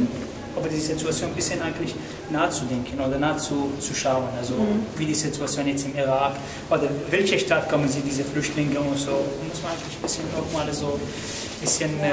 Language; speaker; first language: German; non-native, learner; Arabic